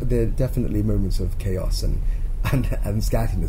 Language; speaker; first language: English; non-native, local second language; Cantonese